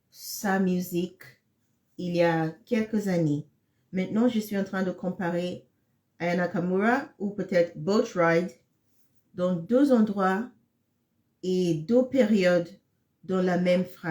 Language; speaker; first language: French; non-native, fluent; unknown